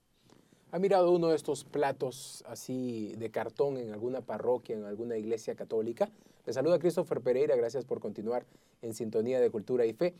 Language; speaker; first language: Spanish; native; Spanish